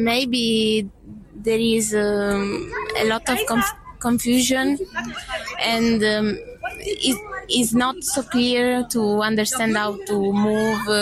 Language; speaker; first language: English; non-native, learner; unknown